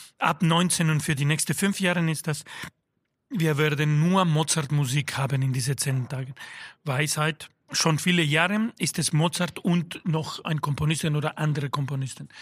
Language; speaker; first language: German; non-native, fluent; Spanish